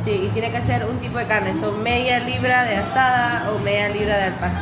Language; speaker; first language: Spanish; native; Spanish